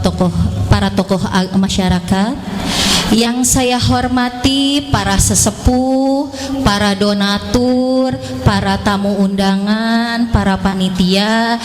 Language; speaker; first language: Indonesian; native; Indonesian